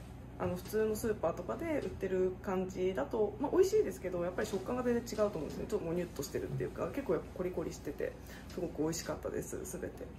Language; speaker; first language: Japanese; native; Japanese